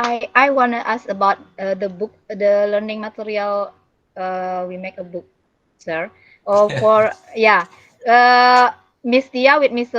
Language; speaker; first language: English; non-native, learner; Indonesian